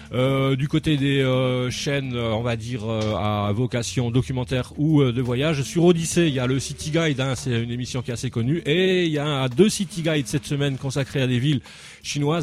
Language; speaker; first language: French; native; French